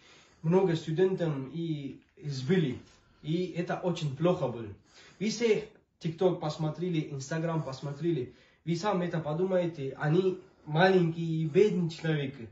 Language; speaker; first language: Russian; non-native, learner; Urdu